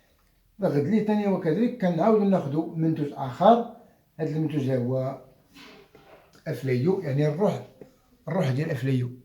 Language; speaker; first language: Arabic; native; Arabic